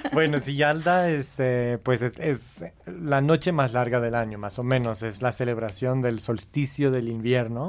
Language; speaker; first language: Spanish; non-native, fluent; English